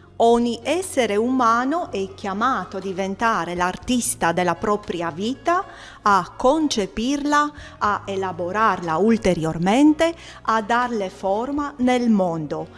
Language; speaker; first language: Italian; non-native, fluent; Romanian